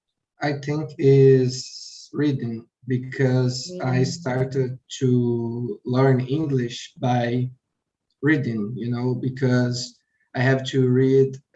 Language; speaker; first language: English; non-native, learner; Portuguese